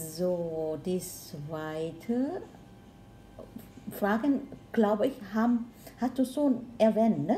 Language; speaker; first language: German; non-native, learner; Vietnamese